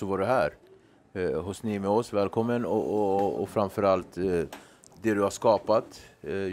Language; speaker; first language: Swedish; native; Swedish